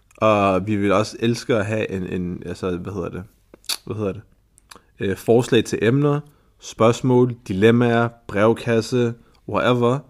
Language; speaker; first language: Danish; early bilingual, other home language; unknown